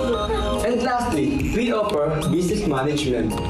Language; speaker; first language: English; non-native, local second language; Filipino